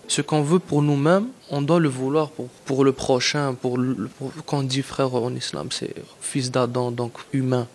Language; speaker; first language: French; non-native, local second language; Arabic